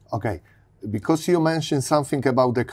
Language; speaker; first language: English; non-native, learner; Polish